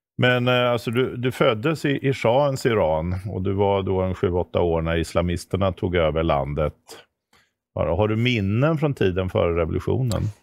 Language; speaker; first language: Swedish; native; Swedish